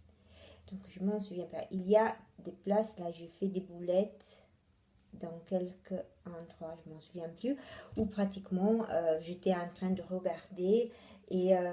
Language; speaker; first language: French; non-native, fluent; Italian